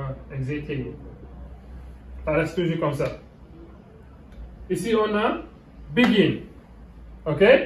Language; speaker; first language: French; non-native, local second language; Wolof